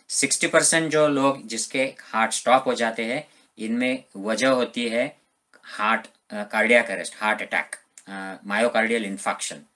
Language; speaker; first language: Hindi; non-native, local second language; Marathi